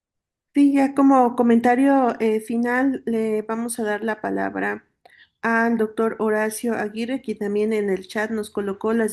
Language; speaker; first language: Spanish; native; Spanish